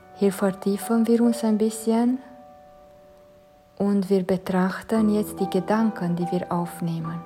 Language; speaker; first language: German; non-native, fluent; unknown